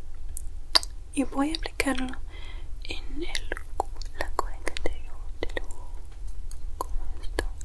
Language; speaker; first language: Spanish; non-native, learner; English